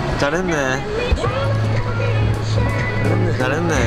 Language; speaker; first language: Korean; native; Korean